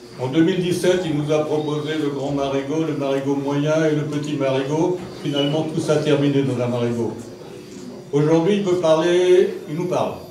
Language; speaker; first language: French; non-native, local second language; German